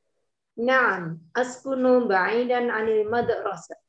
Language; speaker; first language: Arabic; non-native, learner; Indonesian